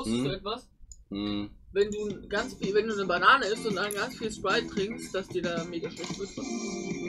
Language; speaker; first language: German; native; German